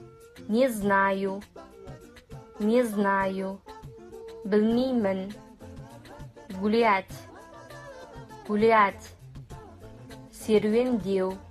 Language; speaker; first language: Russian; non-native, fluent; Kazakh